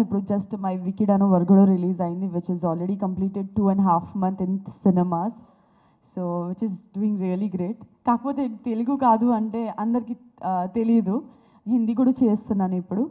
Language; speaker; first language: Telugu; non-native, fluent; Gujarati